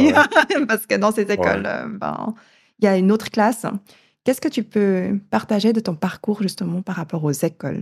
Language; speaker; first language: French; native; French